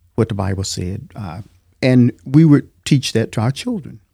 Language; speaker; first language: English; native; English